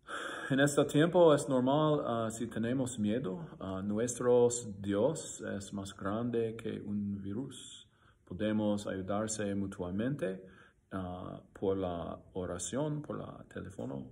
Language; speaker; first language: Spanish; non-native, learner; English